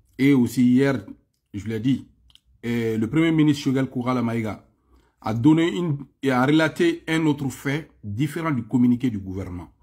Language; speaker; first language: French; non-native, local second language; Bambara